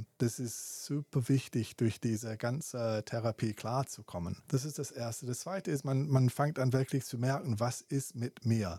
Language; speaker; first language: German; non-native, fluent; English